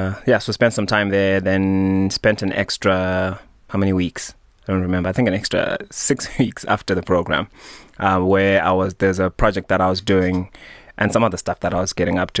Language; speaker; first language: English; non-native, local second language; Shona